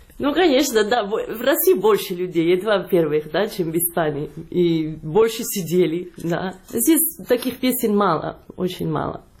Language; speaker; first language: Russian; non-native, fluent; Catalan